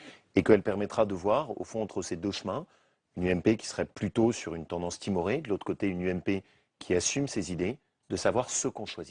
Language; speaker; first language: French; native; French